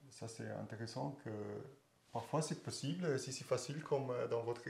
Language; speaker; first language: French; non-native, fluent; German